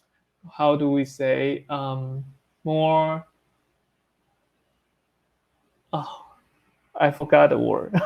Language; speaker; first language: English; non-native, learner; Chinese